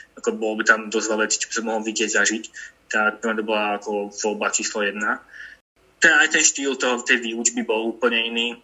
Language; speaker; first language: Slovak; non-native, local second language; Hungarian